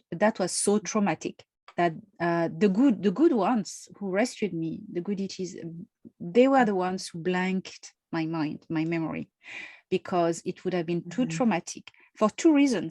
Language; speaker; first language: English; non-native, fluent; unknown